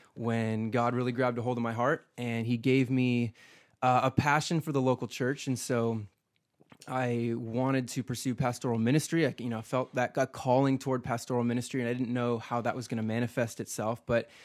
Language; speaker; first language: English; native; English